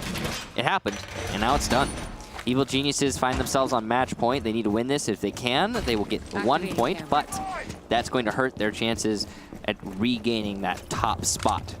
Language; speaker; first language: English; native; English